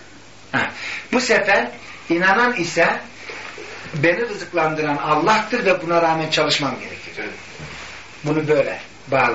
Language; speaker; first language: Turkish; native; Turkish